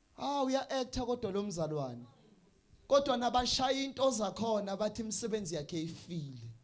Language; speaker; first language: Zulu; non-native, local second language; Swati